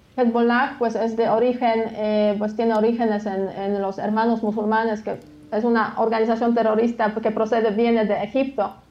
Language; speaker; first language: Spanish; non-native, fluent; Polish